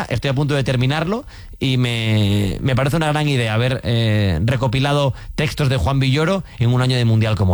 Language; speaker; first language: Spanish; native; Spanish